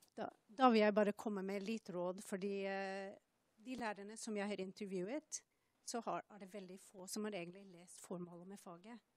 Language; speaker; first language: Norwegian; non-native, fluent; English